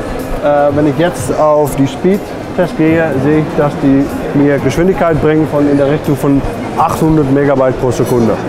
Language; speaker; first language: German; non-native, fluent; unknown